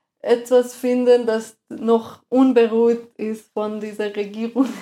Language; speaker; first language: German; non-native, fluent; Persian